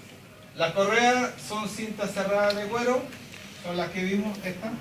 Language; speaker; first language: Spanish; native; Spanish